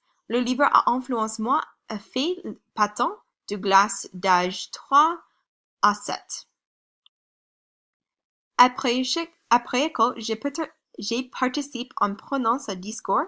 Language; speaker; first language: French; non-native, learner; English